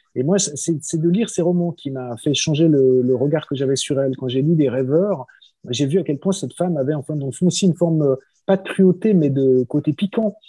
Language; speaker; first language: French; native; French